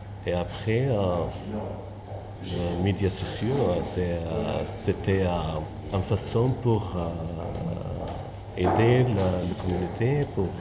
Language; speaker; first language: French; non-native, fluent; Arabic